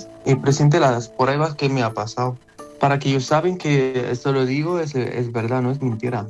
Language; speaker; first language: Spanish; non-native, learner; Arabic